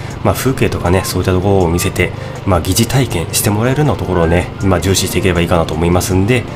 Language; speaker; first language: Japanese; native; Japanese